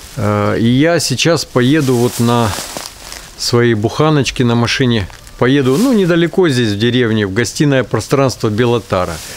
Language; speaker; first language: Russian; native; Russian